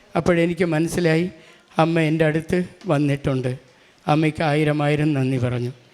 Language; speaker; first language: Malayalam; non-native, local second language; Tamil